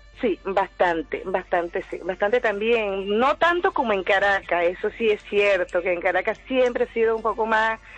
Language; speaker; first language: Spanish; native; Spanish